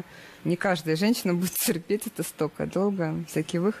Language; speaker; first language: Russian; native; Russian